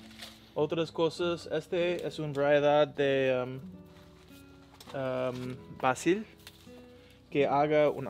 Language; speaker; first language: Spanish; non-native, learner; English